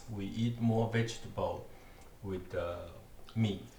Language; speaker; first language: English; non-native, learner; Chinese